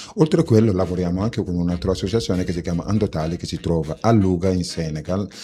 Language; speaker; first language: Italian; non-native, fluent; Wolof